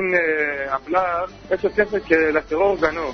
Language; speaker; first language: Spanish; non-native, learner; Hebrew